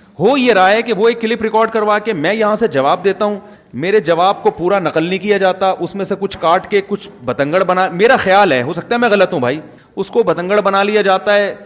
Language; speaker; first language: Urdu; native; Urdu